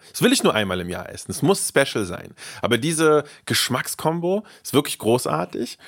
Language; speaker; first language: German; early bilingual, other home language; Russian